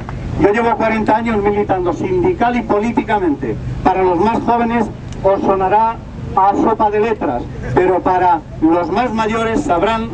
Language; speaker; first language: Spanish; native; Spanish